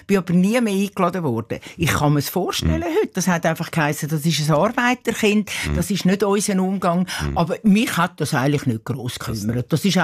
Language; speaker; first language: German; native; German